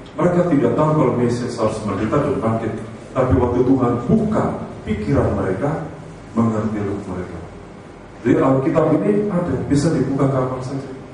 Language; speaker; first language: Indonesian; native; Indonesian